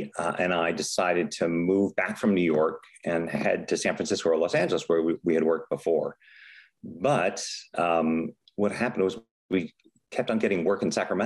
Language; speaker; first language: English; native; English